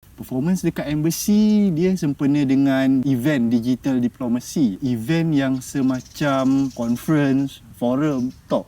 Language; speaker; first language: Malay; native; Malay